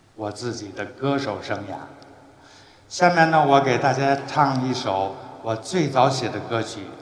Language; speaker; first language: Chinese; native; Chinese